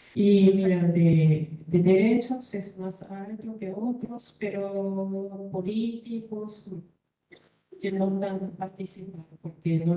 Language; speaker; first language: Spanish; non-native, learner; Korean